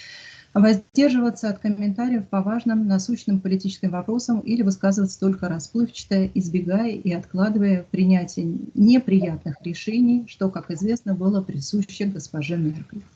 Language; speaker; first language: Russian; native; Russian